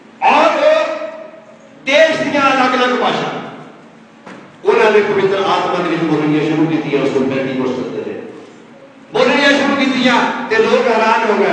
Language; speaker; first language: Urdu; non-native, local second language; Punjabi